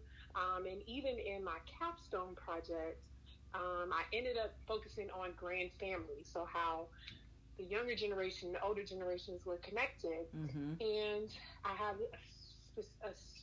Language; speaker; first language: English; native; English